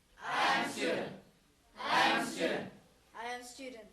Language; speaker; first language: English; non-native, learner; Balinese